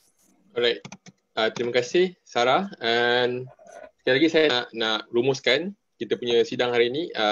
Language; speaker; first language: Malay; native; Malay